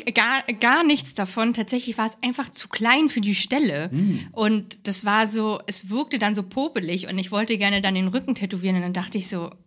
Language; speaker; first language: German; native; German